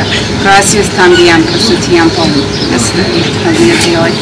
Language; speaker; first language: Spanish; non-native, fluent; English